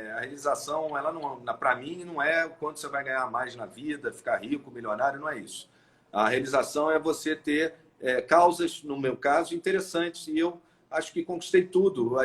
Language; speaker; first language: Portuguese; native; Portuguese